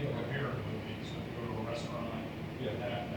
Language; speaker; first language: English; native; English